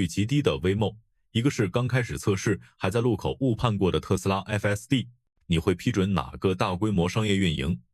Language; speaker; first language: Chinese; native; Chinese